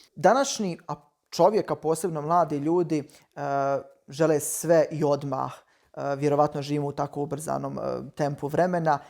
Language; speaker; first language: Bosnian; native; Bosnian